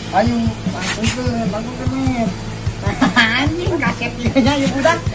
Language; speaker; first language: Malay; non-native, local second language; Sundanese